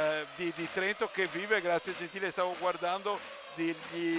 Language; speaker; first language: Italian; native; Italian